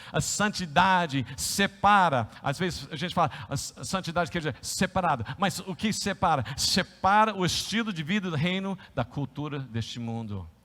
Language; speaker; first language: Portuguese; non-native, fluent; English